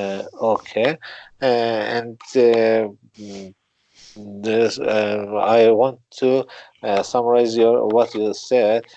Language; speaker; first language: English; non-native, learner; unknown